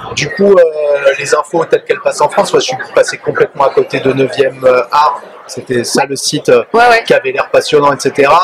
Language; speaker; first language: French; native; French